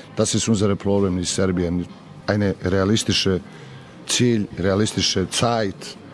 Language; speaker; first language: German; non-native, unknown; Serbian